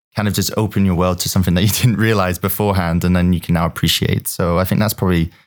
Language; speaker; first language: English; native; English